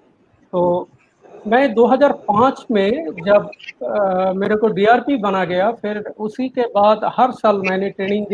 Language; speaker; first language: Hindi; non-native, local second language; Bangla